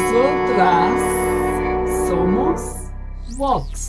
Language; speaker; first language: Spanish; non-native, fluent; Bulgarian